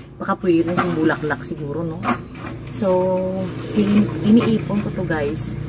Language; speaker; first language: Filipino; non-native, local second language; Hiligaynon